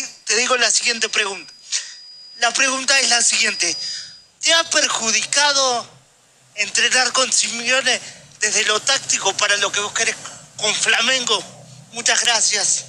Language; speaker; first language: Spanish; native; Spanish